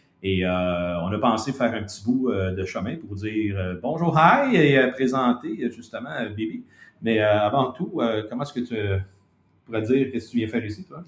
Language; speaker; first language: French; native; French